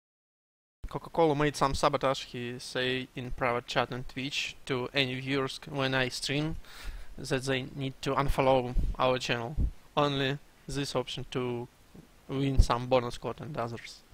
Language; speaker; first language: English; non-native, learner; Russian